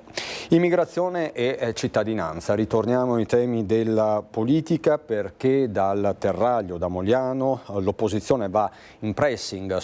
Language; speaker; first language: Italian; native; Italian